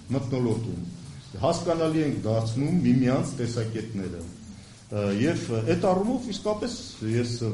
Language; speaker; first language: Armenian; native; Armenian